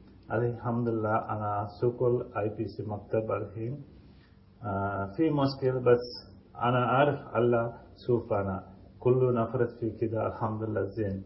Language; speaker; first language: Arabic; non-native, learner; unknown